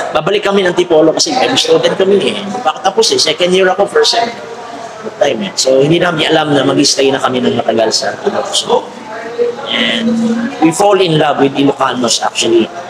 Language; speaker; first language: Filipino; native; Filipino